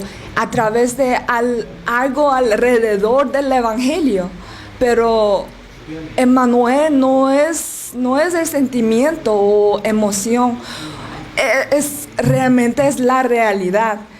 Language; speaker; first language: Spanish; non-native, learner; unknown